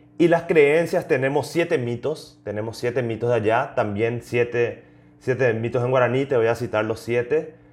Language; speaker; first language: Spanish; native; Spanish